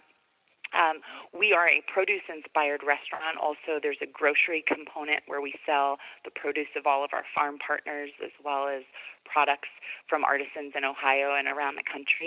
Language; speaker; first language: English; native; English